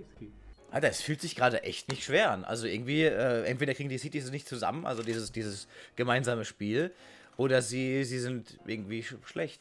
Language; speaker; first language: German; native; German